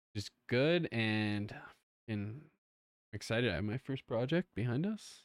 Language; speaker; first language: English; native; English